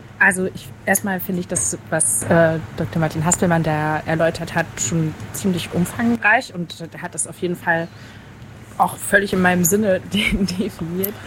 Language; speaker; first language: German; native; German